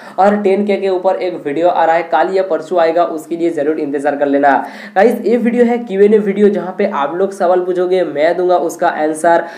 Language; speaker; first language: Hindi; non-native, local second language; Bangla